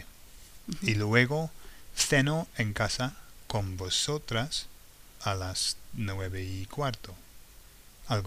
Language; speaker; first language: Spanish; non-native, fluent; English